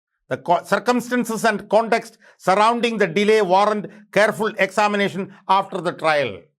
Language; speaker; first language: English; non-native, local second language; Malayalam